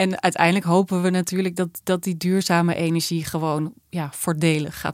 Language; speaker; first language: Dutch; native; Dutch